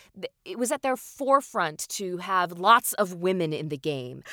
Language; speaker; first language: English; native; English